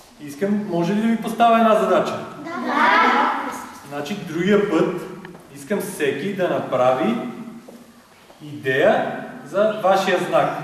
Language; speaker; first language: Bulgarian; native; Bulgarian